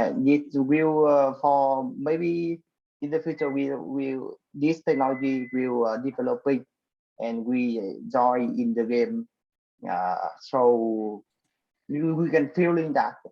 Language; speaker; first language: English; non-native, learner; Vietnamese